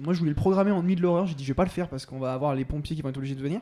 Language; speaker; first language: French; native; French